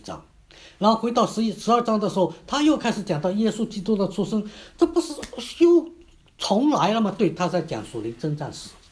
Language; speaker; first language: Chinese; native; Chinese